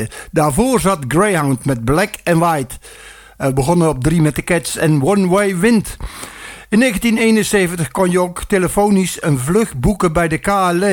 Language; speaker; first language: Dutch; native; Dutch